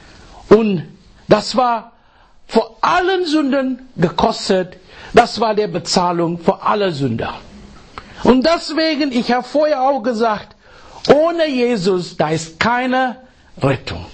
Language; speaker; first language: German; non-native, fluent; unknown